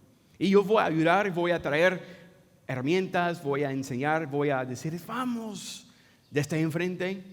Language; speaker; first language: Spanish; non-native, fluent; English